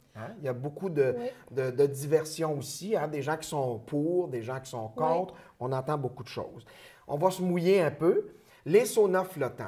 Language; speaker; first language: French; native; French